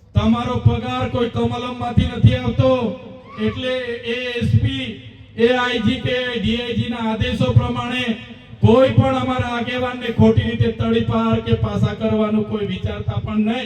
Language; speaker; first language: Gujarati; non-native, local second language; Vasavi